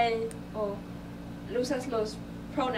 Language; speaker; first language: Spanish; early bilingual, other home language; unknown